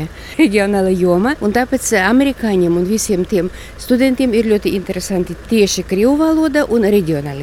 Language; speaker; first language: Latvian; non-native, local second language; Russian